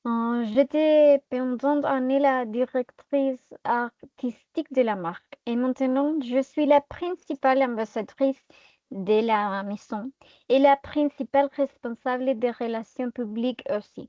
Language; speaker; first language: French; non-native, fluent; Spanish